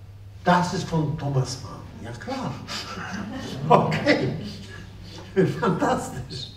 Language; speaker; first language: German; non-native, fluent; Polish